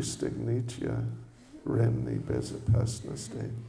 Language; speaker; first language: Russian; non-native, learner; English